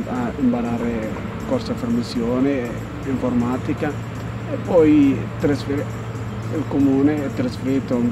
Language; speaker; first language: Italian; non-native, learner; Somali